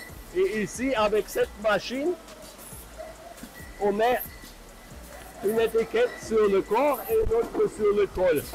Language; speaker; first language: French; non-native, fluent; German